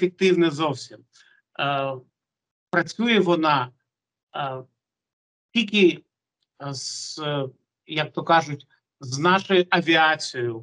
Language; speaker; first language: Ukrainian; non-native, local second language; Russian